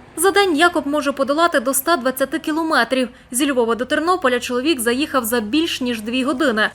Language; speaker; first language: Ukrainian; native; Ukrainian